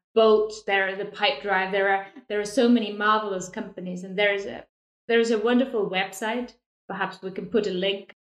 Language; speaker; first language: English; non-native, fluent; Estonian